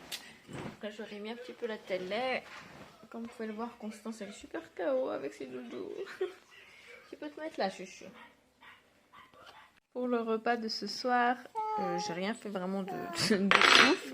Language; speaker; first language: French; native; French